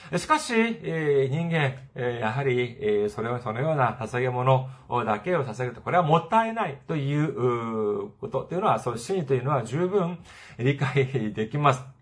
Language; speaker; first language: Japanese; non-native, fluent; Korean